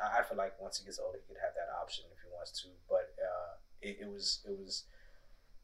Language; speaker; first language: English; early bilingual, other home language; Tigrinya